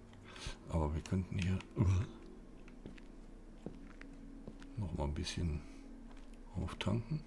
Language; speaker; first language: German; native; German